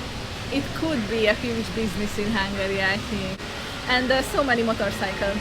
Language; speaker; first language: English; non-native, learner; Hungarian